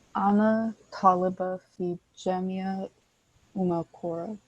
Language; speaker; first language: Arabic; non-native, learner; English